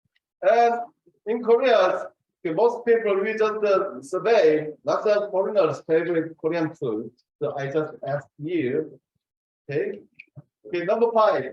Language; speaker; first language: English; non-native, fluent; Korean